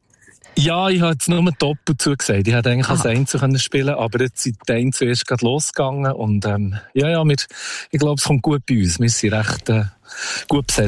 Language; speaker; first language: German; native; German